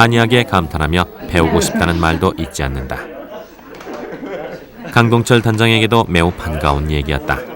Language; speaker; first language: Korean; native; Korean